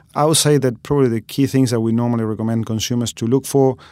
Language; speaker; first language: English; non-native, fluent; Spanish